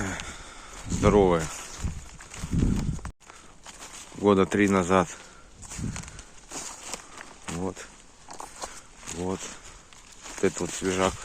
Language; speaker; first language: Russian; native; Russian